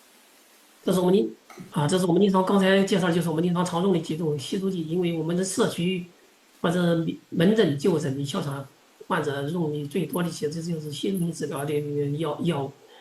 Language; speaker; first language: Chinese; non-native, local second language; Indonesian